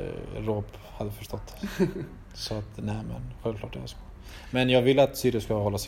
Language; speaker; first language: Swedish; early bilingual, other home language; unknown